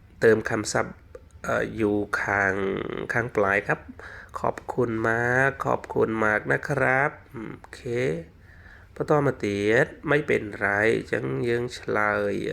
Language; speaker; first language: Thai; non-native, fluent; Khmer